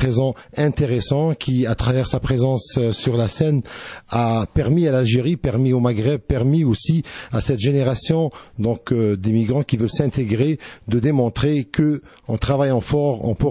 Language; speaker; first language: French; non-native, local second language; Arabic